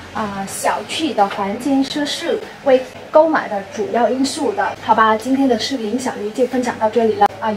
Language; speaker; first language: Chinese; non-native, fluent; Vietnamese